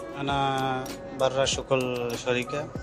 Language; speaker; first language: Arabic; non-native, learner; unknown